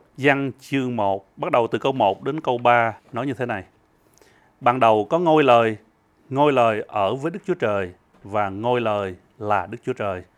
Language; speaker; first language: Vietnamese; early bilingual, heritage; Vietnamese